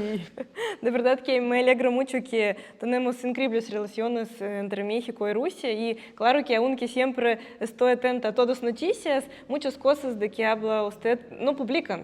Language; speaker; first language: Spanish; non-native, fluent; Russian